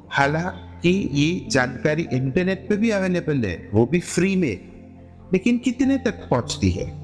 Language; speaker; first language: Hindi; non-native, local second language; Gujarati